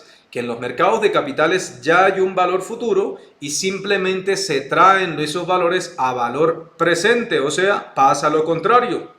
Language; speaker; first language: Spanish; native; Spanish